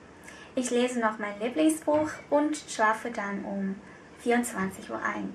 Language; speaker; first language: German; non-native, fluent; Vietnamese